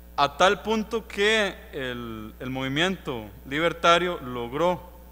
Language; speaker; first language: Spanish; native; Spanish